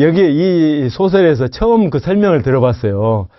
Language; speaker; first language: Korean; native; Korean